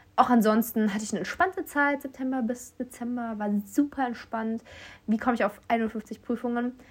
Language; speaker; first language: German; native; German